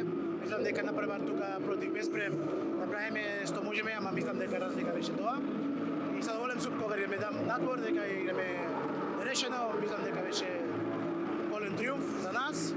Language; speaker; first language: Macedonian; non-native, learner; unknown